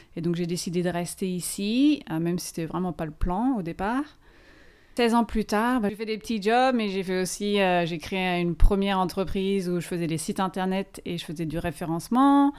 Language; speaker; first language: French; native; French